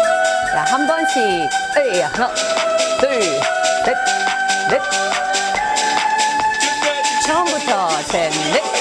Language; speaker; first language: Korean; native; Korean